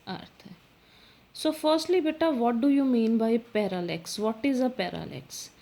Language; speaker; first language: English; non-native, local second language; Punjabi